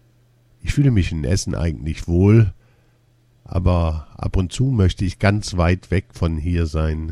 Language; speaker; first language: German; early bilingual, other home language; Turkish